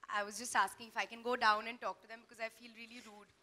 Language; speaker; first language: English; non-native, local second language; Hindi